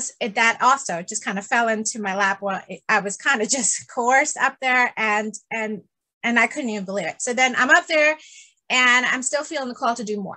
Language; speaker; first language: English; early bilingual, other home language; Spanish